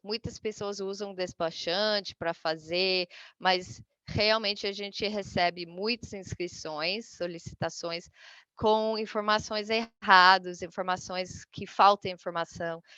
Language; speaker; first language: Portuguese; non-native, fluent; English